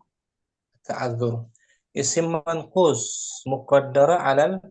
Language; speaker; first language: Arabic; non-native, fluent; Indonesian